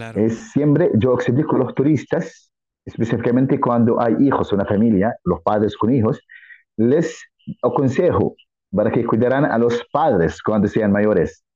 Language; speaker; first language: Spanish; non-native, fluent; Arabic